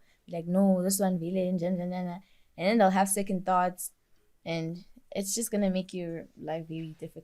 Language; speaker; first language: English; non-native, local second language; Swati